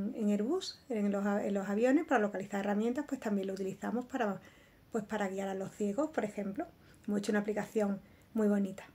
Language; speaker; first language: Spanish; native; Spanish